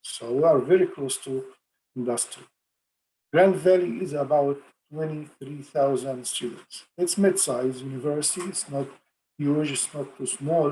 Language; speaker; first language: English; non-native, fluent; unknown